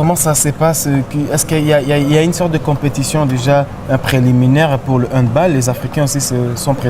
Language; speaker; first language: French; non-native, local second language; Lingala